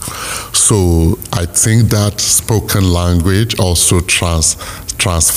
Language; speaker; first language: English; non-native, local second language; Yoruba